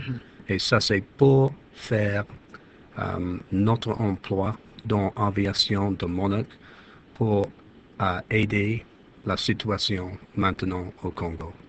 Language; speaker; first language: French; non-native, fluent; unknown